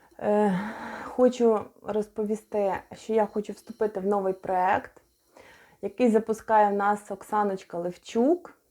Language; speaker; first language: Ukrainian; non-native, local second language; Russian